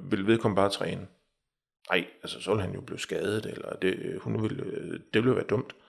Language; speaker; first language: Danish; native; Danish